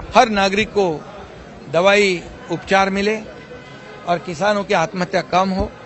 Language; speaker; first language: Hindi; non-native, local second language; Marathi